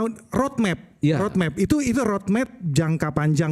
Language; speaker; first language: Indonesian; native; Indonesian